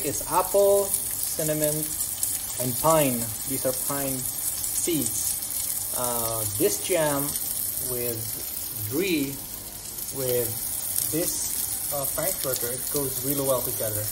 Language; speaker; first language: English; non-native, local second language; Filipino